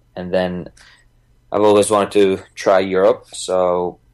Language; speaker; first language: English; early bilingual, other home language; Bosnian